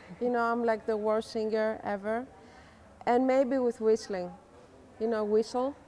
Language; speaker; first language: English; non-native, fluent; Greek